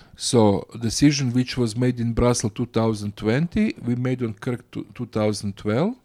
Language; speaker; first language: English; non-native, fluent; Croatian